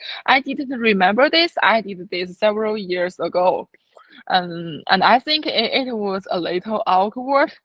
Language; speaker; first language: English; non-native, fluent; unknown